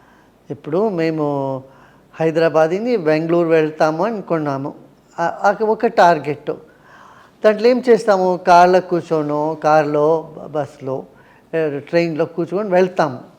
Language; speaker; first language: Telugu; non-native, local second language; Tamil